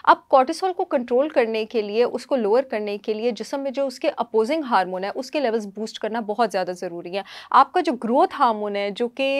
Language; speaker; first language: Urdu; native; Urdu